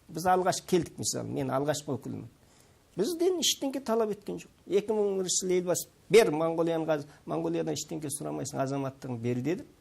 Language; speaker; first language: Kazakh; early bilingual, heritage; Kazakh